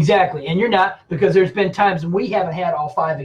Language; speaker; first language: English; native; English